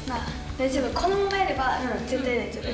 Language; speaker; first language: Japanese; native; Japanese